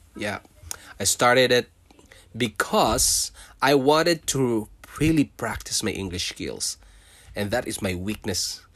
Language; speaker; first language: English; non-native, local second language; Filipino